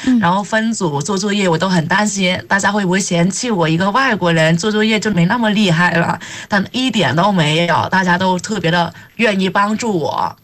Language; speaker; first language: Chinese; non-native, fluent; Vietnamese